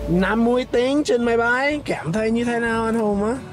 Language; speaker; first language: Vietnamese; non-native, learner; English